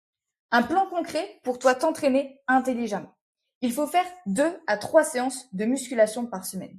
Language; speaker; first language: French; native; French